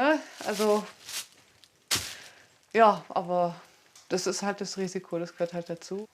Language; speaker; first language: German; native; German